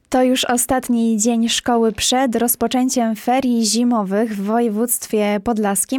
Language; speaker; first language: Polish; native; Polish